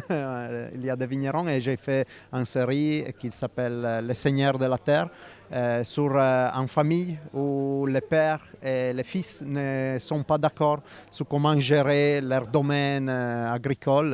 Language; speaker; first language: French; non-native, fluent; Italian